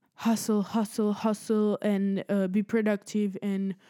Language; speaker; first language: English; early bilingual, other home language; Spanish